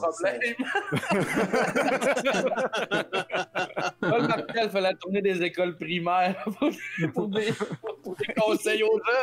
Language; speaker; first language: French; native; French